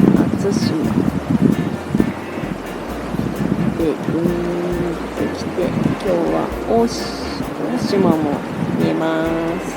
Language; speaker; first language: Japanese; native; Japanese